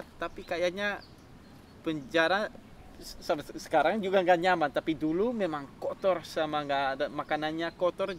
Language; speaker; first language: Indonesian; non-native, fluent; Dutch